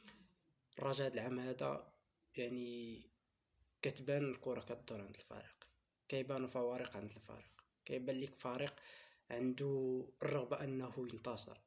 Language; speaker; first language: Arabic; native; Arabic